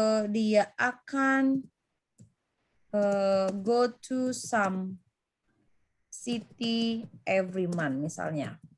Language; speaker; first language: English; non-native, fluent; Indonesian